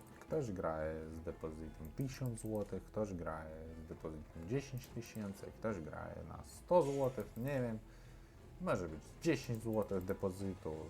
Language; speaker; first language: Polish; non-native, learner; Russian